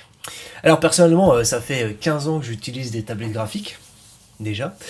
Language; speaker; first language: French; native; French